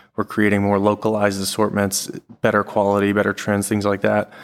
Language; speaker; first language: English; native; English